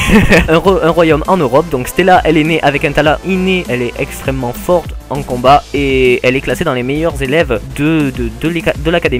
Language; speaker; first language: French; native; French